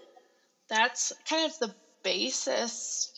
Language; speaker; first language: English; native; English